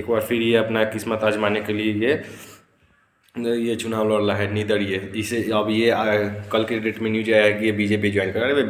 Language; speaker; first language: Hindi; native; Hindi